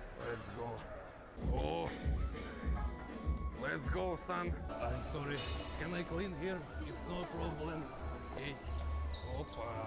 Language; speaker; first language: English; non-native, learner; Russian